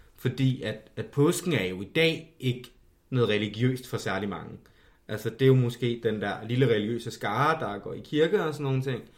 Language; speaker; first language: Danish; native; Danish